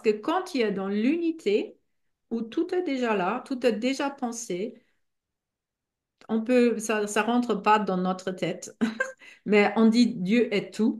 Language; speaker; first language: French; non-native, fluent; German